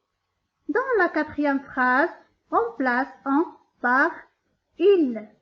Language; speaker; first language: French; non-native, local second language; Arabic